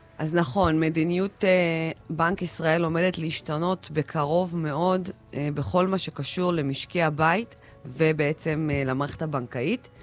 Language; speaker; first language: Hebrew; early bilingual, other home language; Russian